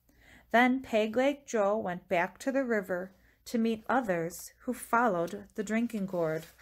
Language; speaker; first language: English; native; English